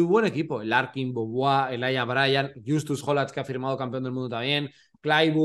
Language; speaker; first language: Spanish; native; Spanish